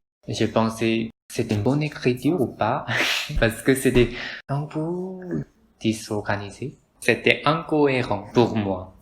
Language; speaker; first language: French; non-native, learner; Korean